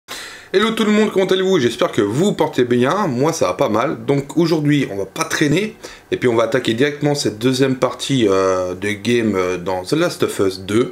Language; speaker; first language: French; native; French